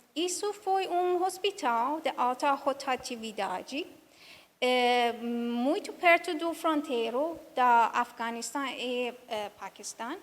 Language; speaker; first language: Portuguese; non-native, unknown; Persian